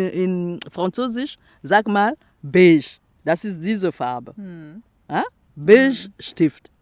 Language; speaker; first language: German; non-native, local second language; French